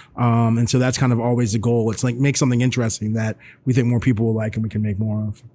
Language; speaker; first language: English; native; English